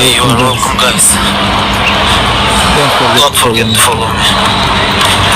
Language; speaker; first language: English; non-native, learner; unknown